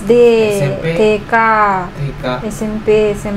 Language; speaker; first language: Indonesian; non-native, learner; Japanese